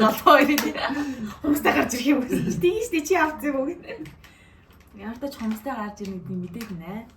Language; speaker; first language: Mongolian; native; Mongolian